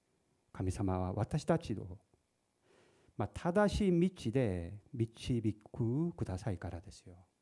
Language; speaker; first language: Japanese; non-native, fluent; Korean